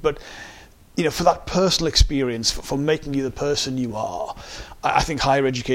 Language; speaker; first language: English; native; English